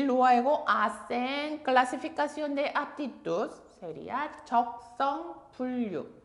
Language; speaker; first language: Spanish; non-native, fluent; Korean